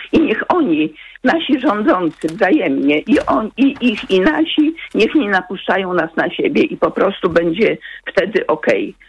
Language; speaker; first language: Polish; native; Polish